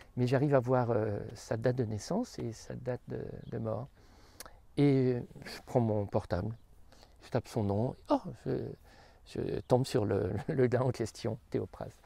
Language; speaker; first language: French; native; French